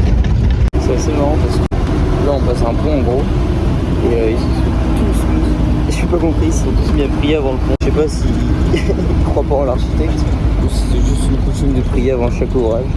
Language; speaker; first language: French; native; French